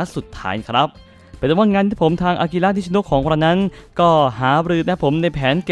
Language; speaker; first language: Thai; native; Thai